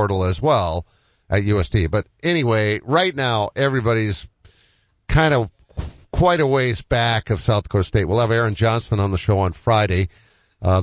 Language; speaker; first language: English; native; English